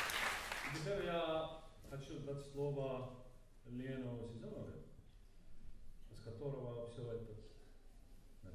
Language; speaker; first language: Russian; non-native, learner; Estonian